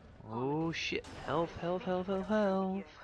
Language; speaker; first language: English; non-native, fluent; Dutch